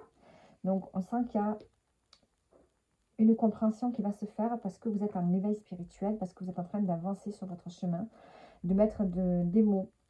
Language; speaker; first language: French; native; French